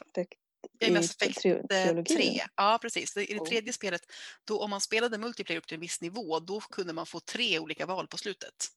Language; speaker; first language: Swedish; native; Swedish